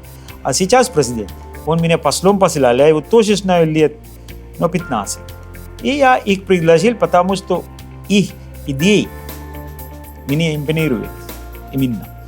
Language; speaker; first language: Russian; non-native, fluent; Sinhala